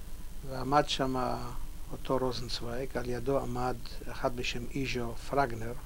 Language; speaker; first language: Hebrew; non-native, fluent; Polish